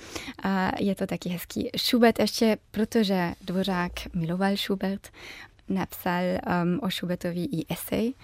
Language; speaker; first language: Czech; early bilingual, heritage; German